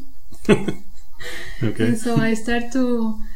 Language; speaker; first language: English; non-native, learner; Spanish